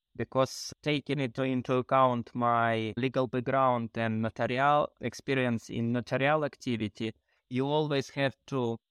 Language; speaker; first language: English; non-native, fluent; Ukrainian